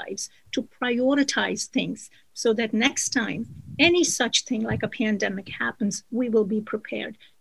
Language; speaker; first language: English; non-native, local second language; Kashmiri